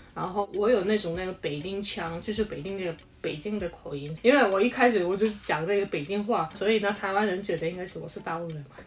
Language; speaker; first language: Chinese; non-native, fluent; Tuvinian